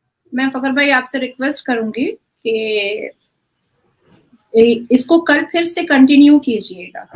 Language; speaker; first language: Hindi; native; Hindi